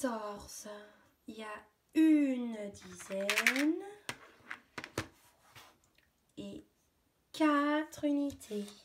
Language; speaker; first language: French; native; French